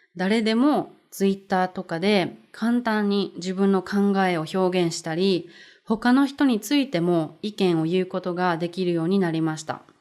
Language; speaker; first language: Japanese; native; Japanese